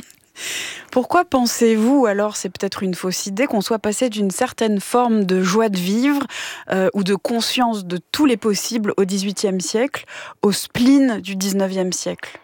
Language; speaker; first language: French; native; French